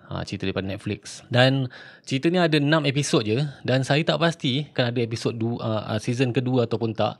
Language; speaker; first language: Malay; native; Malay